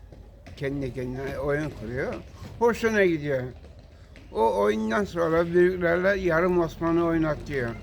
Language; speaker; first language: Turkish; native; Turkish